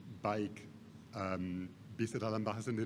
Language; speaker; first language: Indonesian; non-native, fluent; English